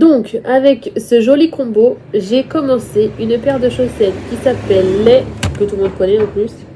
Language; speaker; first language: French; native; French